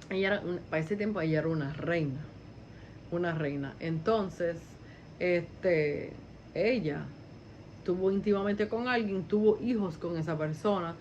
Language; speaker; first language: Spanish; early bilingual, heritage; Spanish